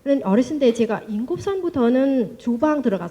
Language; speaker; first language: Korean; non-native, learner; Vietnamese